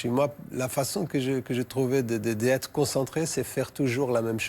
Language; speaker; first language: French; non-native, fluent; Portuguese